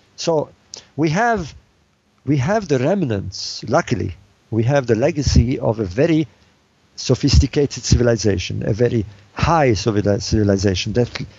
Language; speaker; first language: English; non-native, fluent; Arabic